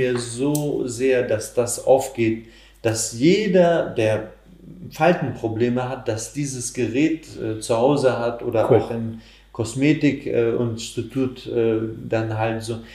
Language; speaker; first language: German; non-native, fluent; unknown